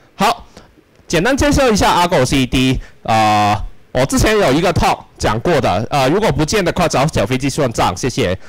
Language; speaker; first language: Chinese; non-native, local second language; Cantonese